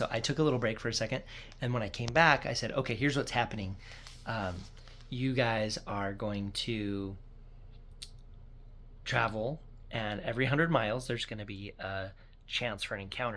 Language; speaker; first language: English; native; English